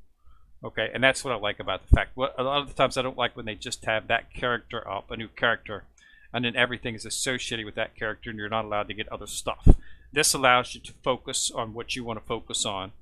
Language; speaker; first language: English; native; English